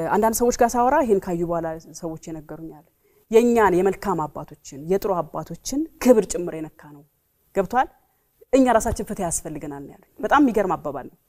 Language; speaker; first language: Amharic; native; Amharic